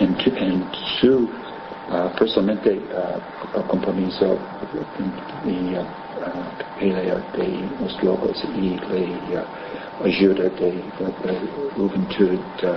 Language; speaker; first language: Spanish; non-native, learner; English